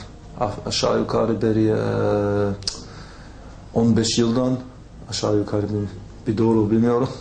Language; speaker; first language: Turkish; non-native, learner; German